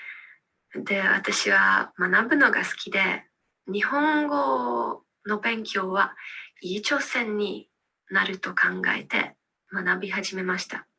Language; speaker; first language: Japanese; non-native, learner; Hungarian